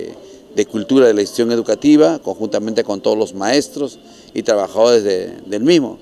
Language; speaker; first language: Spanish; native; Spanish